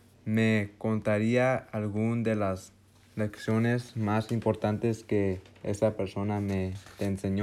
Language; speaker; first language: Spanish; early bilingual, heritage; Spanish